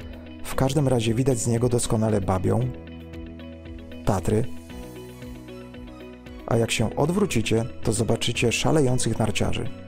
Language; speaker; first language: Polish; native; Polish